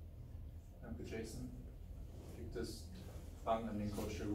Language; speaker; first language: German; native; German